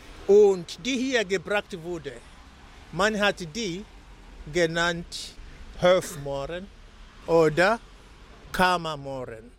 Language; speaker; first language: German; non-native, fluent; Swahili